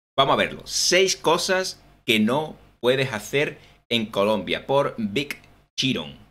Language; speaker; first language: Spanish; native; Spanish